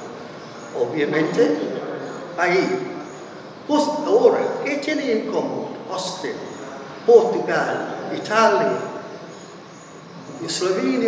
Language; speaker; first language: Spanish; non-native, fluent; English